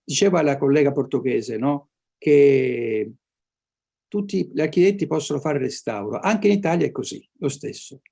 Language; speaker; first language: Italian; native; Italian